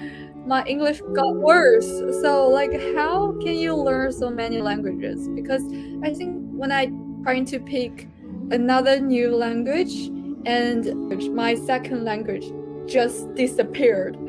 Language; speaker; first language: English; non-native, fluent; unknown